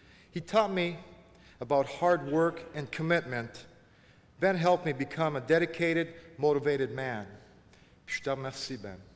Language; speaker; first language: English; non-native, local second language; French